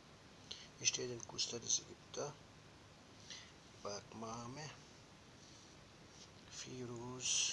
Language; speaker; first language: Czech; non-native, learner; Arabic